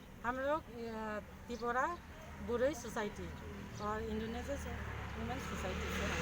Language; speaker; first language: Hindi; non-native, local second language; Kok Borok